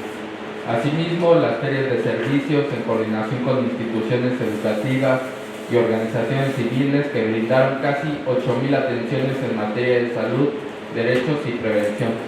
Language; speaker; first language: Spanish; native; Spanish